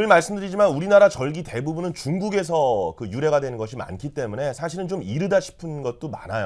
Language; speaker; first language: Korean; native; Korean